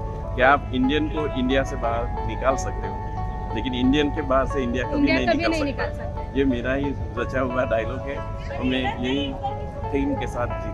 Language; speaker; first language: Hindi; native; Hindi